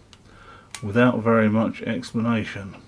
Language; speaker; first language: English; native; English